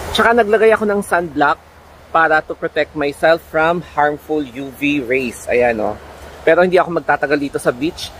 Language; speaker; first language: Filipino; non-native, local second language; Iloko